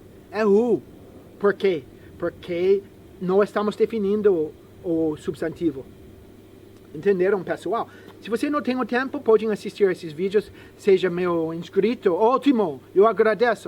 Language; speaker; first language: Portuguese; non-native, fluent; English